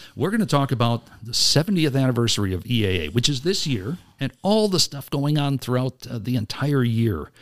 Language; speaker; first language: English; native; English